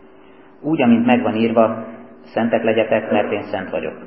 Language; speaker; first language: Hungarian; native; Hungarian